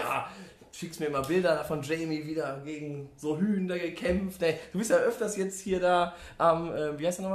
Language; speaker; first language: German; native; German